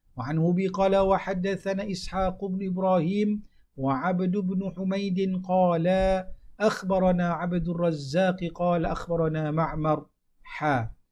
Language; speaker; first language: Arabic; non-native, fluent; Malay